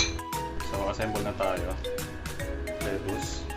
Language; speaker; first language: Filipino; native; Filipino